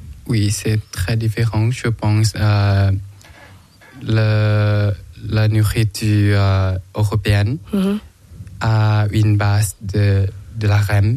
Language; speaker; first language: French; non-native, learner; Thai